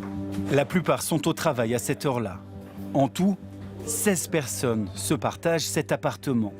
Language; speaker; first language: French; native; French